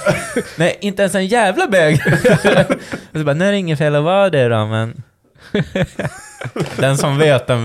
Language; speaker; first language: Swedish; native; Swedish